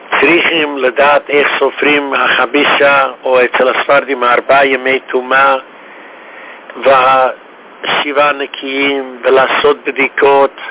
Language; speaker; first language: Hebrew; non-native, fluent; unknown